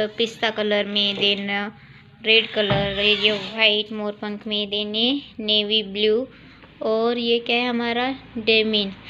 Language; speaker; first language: Hindi; non-native, local second language; Marathi